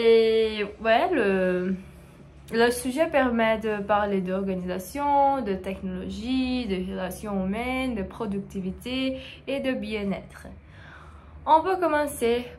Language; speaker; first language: French; non-native, learner; Portuguese